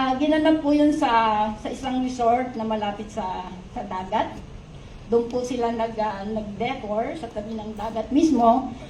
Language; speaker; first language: Filipino; native; Filipino